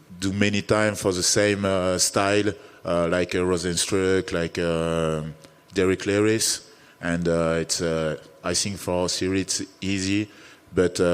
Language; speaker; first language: English; non-native, learner; French